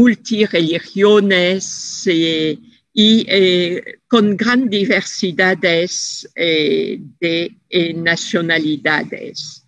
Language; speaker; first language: Spanish; non-native, fluent; French